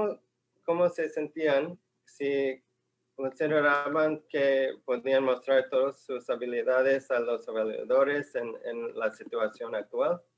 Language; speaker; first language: Spanish; non-native, fluent; English